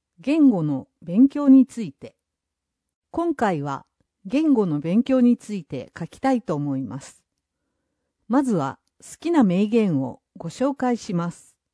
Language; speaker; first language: Japanese; non-native, fluent; English